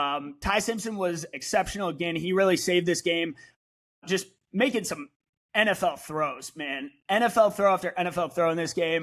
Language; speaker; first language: English; native; English